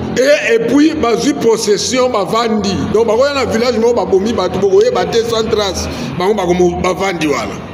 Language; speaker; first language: Lingala; non-native, local second language; Kongo